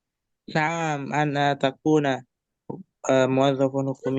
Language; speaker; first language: Arabic; non-native, learner; Indonesian